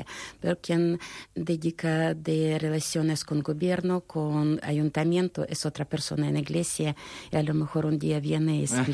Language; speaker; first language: Spanish; non-native, fluent; Russian